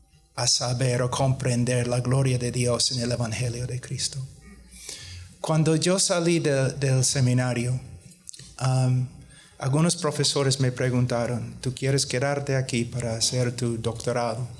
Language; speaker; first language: Spanish; non-native, fluent; English